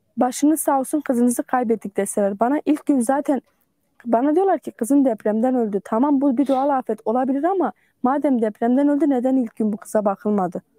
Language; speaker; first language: Turkish; native; Turkish